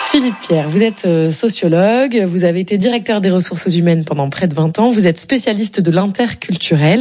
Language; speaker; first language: French; native; French